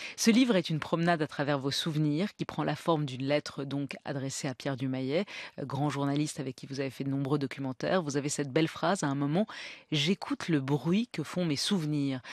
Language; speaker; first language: French; native; French